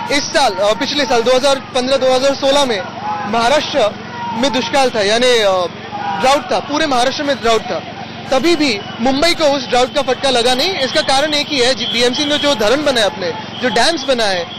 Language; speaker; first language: Hindi; non-native, local second language; Marathi